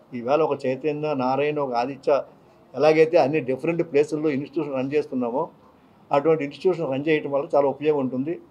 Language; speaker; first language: Telugu; native; Telugu